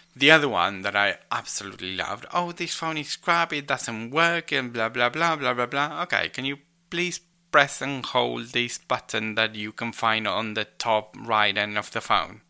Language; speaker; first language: English; non-native, fluent; Spanish